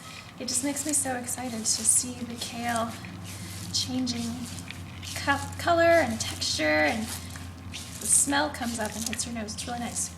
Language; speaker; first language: English; native; English